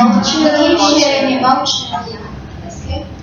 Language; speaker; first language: English; non-native, learner; Malay